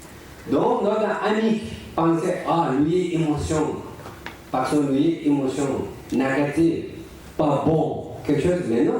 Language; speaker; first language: French; non-native, learner; Tibetan